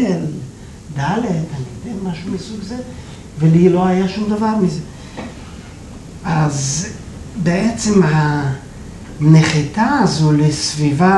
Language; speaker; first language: Hebrew; early bilingual, other home language; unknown